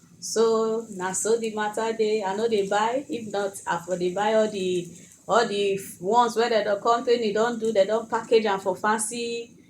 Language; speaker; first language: Nigerian Pidgin; non-native, local second language; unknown